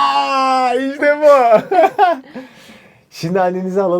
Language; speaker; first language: Turkish; native; Turkish